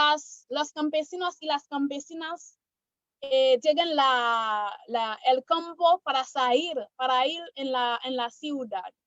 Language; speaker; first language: Spanish; non-native, learner; Haitian Creole